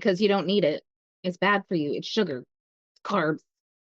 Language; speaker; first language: English; native; English